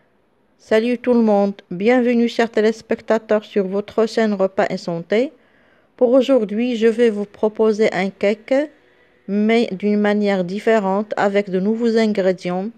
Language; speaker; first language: French; non-native, local second language; Arabic